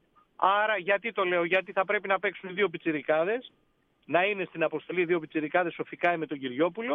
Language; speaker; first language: Greek; native; Greek